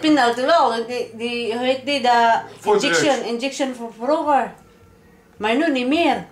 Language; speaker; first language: Dutch; non-native, learner; Cebuano